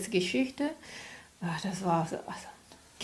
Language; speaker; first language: German; non-native, learner; Korean